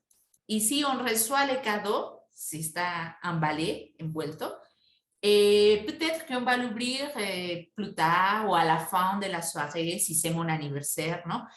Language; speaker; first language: French; non-native, fluent; Spanish